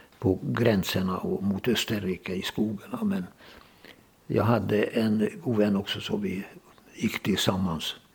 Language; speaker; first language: Swedish; non-native, fluent; Hungarian